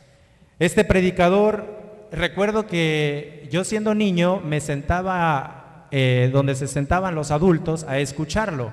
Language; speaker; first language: Spanish; native; Spanish